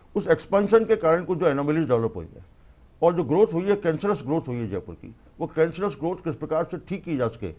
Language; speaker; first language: Hindi; native; Hindi